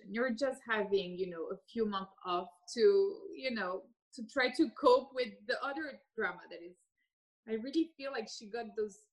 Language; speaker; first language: English; early bilingual, other home language; French